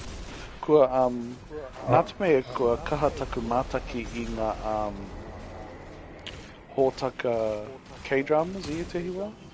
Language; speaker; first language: Māori; non-native, local second language; English